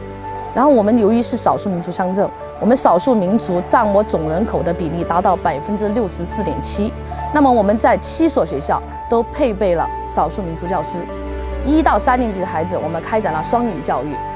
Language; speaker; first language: Chinese; native; Chinese